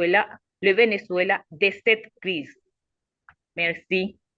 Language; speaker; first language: French; non-native, learner; Spanish